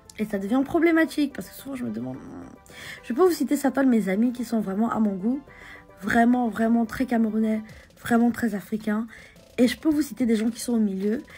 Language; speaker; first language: French; native; French